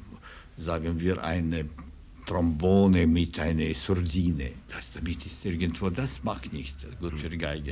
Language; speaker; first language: German; non-native, fluent; Russian